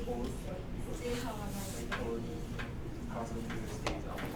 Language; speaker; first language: English; non-native, learner; Japanese